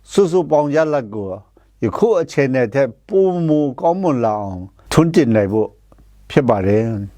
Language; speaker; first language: Burmese; non-native, local second language; Kachin